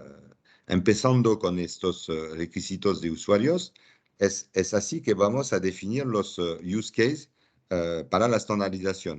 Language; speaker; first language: Spanish; non-native, fluent; French